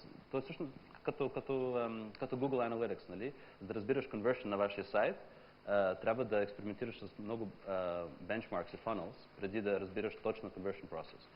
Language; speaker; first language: Bulgarian; non-native, fluent; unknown